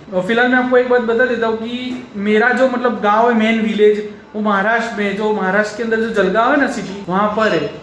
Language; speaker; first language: Hindi; non-native, local second language; Marathi